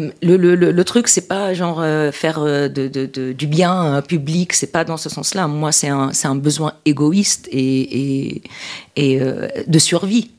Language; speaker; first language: French; non-native, local second language; Arabic